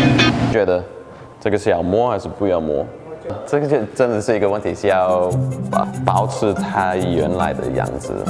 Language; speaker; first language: Chinese; non-native, fluent; English